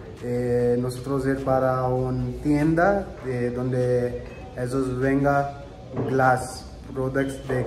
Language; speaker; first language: Spanish; non-native, learner; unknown